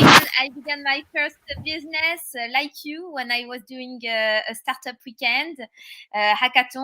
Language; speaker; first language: English; non-native, learner; French